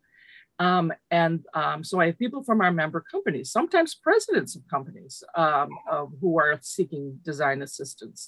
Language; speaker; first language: English; early bilingual, other home language; Lithuanian